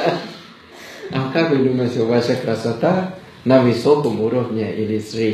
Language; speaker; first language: Russian; non-native, fluent; Thai